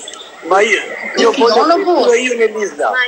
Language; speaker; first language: Italian; non-native, learner; Albanian